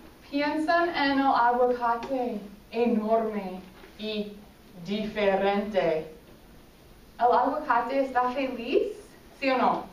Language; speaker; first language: Spanish; non-native, fluent; English